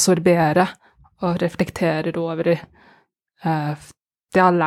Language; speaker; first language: Norwegian; non-native, fluent; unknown